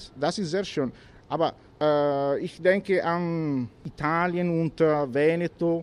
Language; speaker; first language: German; non-native, learner; Italian